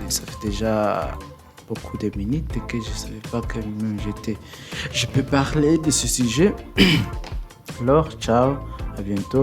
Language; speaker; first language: French; non-native, learner; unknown